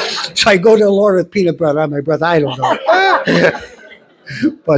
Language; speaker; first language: English; native; English